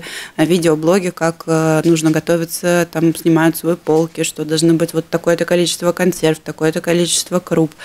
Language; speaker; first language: Russian; native; Russian